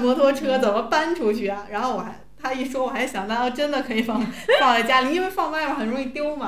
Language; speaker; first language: Chinese; native; Chinese